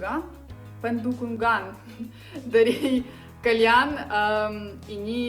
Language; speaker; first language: Indonesian; non-native, learner; Ukrainian